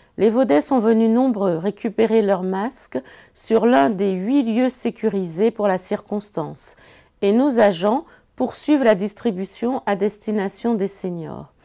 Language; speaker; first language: French; native; French